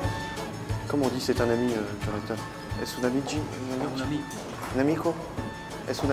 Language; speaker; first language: French; native; French